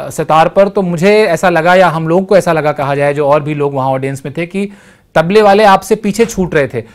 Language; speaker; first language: Hindi; native; Hindi